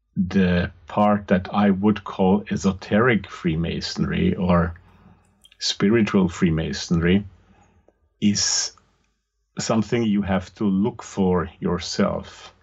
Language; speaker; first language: English; non-native, fluent; German